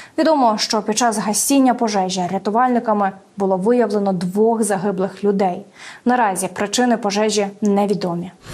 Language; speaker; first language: Ukrainian; native; Ukrainian